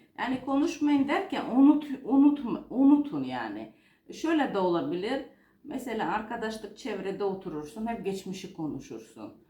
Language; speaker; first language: Turkish; non-native, fluent; Georgian